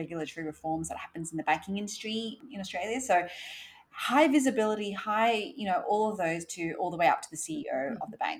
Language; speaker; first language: English; native; English